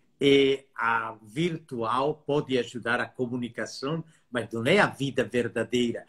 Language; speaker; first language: Portuguese; non-native, fluent; Italian